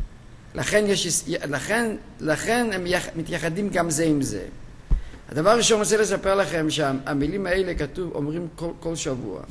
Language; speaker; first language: Hebrew; non-native, fluent; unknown